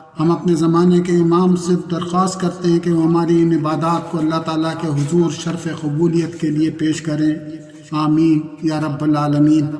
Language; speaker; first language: Urdu; native; Urdu